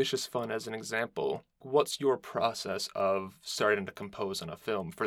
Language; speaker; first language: English; native; English